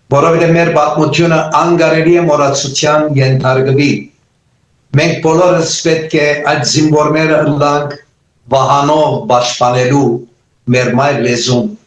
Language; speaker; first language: Armenian; early bilingual, heritage; Armenian